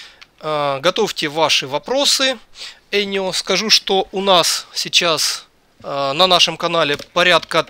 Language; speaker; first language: Russian; native; Russian